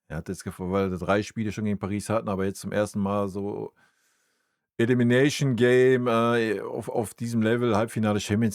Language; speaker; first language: German; native; German